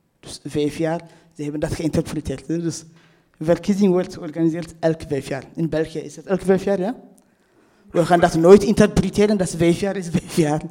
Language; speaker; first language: Dutch; non-native, fluent; Tigrinya